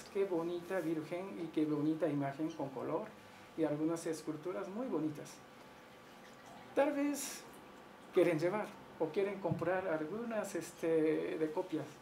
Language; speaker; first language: Spanish; non-native, learner; Japanese